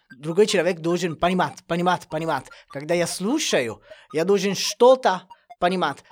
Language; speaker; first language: Russian; non-native, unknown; Italian